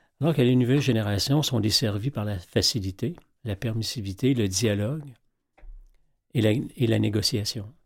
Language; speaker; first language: French; native; French